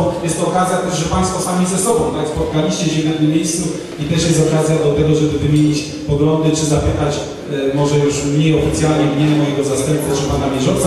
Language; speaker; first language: Polish; native; Polish